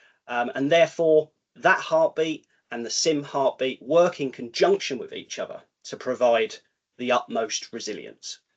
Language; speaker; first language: English; native; English